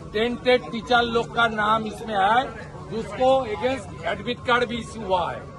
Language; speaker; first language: Hindi; non-native, local second language; Bangla